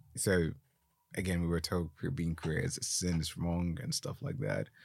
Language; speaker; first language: English; non-native, local second language; Akan